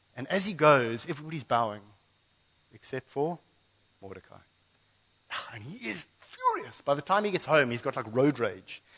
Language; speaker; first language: English; native; English